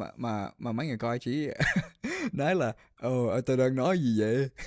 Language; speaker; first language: Vietnamese; early bilingual, heritage; Vietnamese